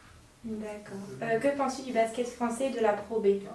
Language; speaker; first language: French; native; French